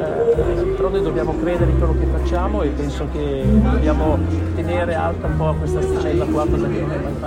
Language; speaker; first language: Italian; native; Italian